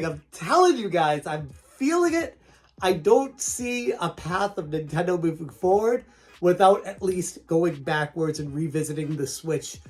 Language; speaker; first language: English; native; English